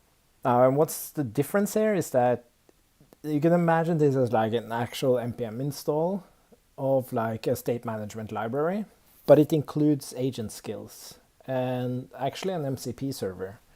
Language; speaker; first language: English; non-native, fluent; Swedish